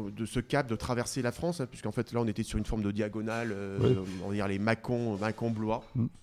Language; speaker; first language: French; native; French